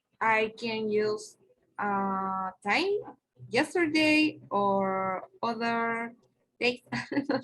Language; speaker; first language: English; non-native, learner; Spanish